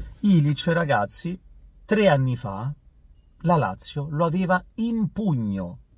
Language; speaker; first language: Italian; native; Italian